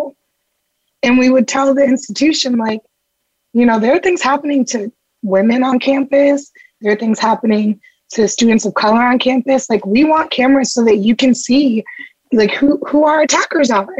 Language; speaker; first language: English; native; English